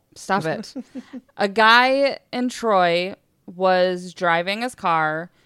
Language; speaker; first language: English; native; English